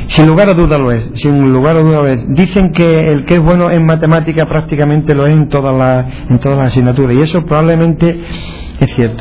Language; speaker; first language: Spanish; native; Spanish